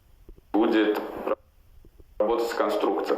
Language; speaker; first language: Russian; non-native, fluent; Italian